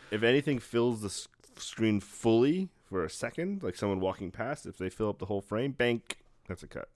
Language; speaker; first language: English; native; English